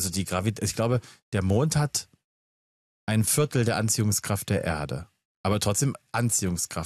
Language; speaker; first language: German; native; German